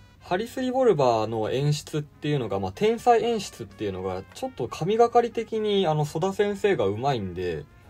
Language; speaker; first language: Japanese; native; Japanese